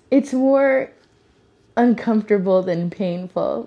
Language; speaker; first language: English; native; English